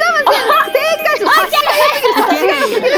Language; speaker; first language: Japanese; native; Japanese